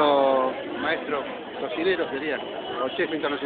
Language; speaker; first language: Spanish; native; Spanish